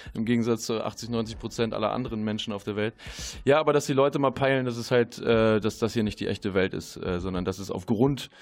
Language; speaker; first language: German; native; German